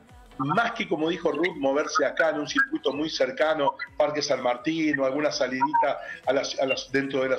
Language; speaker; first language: Spanish; native; Spanish